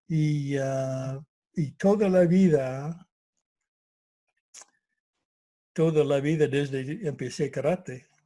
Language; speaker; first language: Spanish; non-native, fluent; English